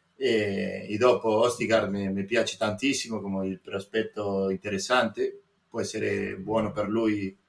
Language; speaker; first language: Italian; non-native, learner; Spanish